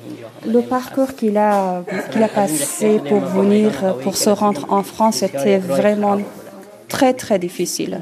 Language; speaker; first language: French; non-native, learner; Persian